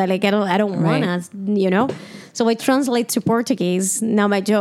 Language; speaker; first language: English; non-native, fluent; Portuguese